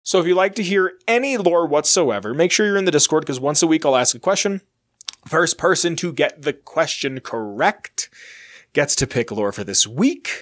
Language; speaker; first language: English; native; English